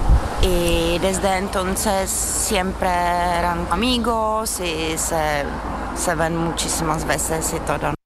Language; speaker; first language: Spanish; non-native, learner; Czech